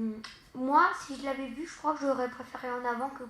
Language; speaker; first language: French; native; French